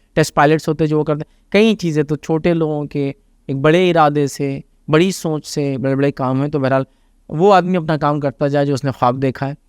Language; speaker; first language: Urdu; native; Urdu